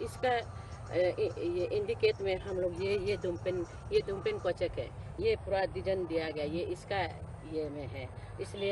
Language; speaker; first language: Hindi; non-native, local second language; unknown